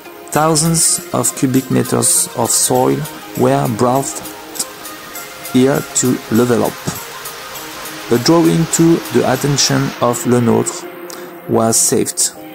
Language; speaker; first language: English; non-native, learner; French